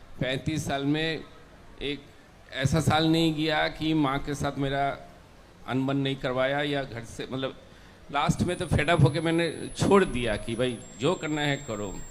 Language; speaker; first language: Hindi; non-native, local second language; Bangla